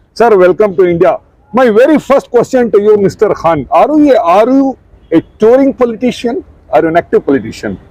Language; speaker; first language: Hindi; non-native, local second language; Urdu